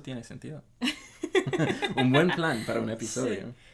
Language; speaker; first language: Spanish; non-native, fluent; English